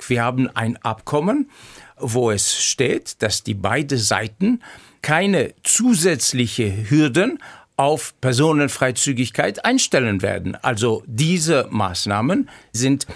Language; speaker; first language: German; non-native, fluent; Greek